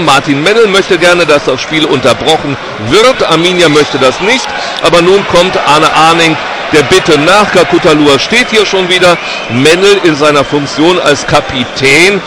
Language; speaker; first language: German; native; German